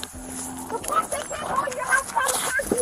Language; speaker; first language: English; native; English